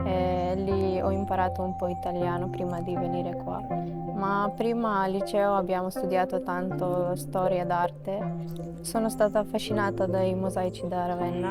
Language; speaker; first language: Italian; non-native, fluent; Macedonian